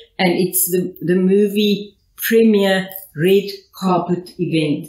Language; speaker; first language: English; non-native, local second language; Afrikaans